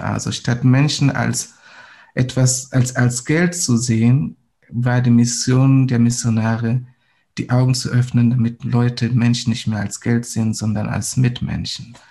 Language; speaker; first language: German; non-native, fluent; Swahili